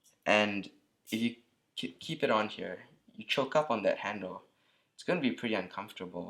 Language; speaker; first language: English; native; English